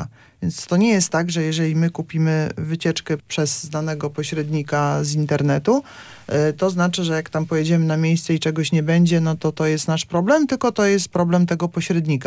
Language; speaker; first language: Polish; native; Polish